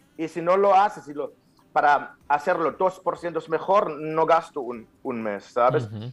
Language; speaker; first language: Spanish; non-native, fluent; German